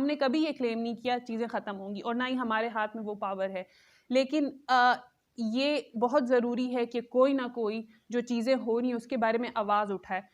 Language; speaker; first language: Urdu; non-native, local second language; Khowar